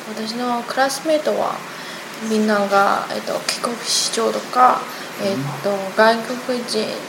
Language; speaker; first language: Japanese; non-native, learner; Chinese